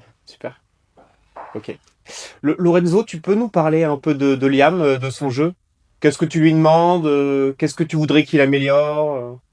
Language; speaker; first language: French; native; French